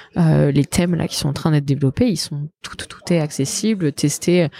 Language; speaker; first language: French; native; French